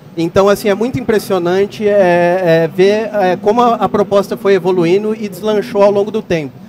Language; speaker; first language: Portuguese; native; Portuguese